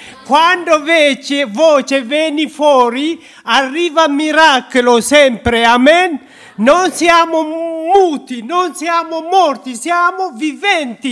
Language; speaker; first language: Italian; non-native, learner; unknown